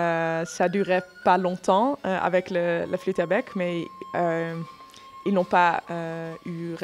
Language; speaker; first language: French; non-native, fluent; Dutch